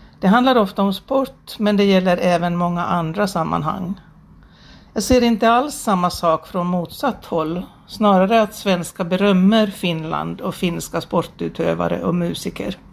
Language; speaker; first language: Swedish; native; Swedish